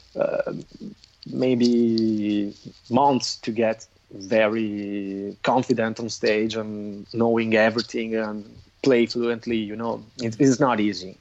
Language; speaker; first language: English; non-native, fluent; Italian